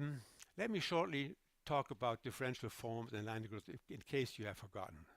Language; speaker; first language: English; non-native, fluent; German